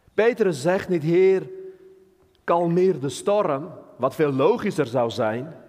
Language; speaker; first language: Dutch; non-native, fluent; Armenian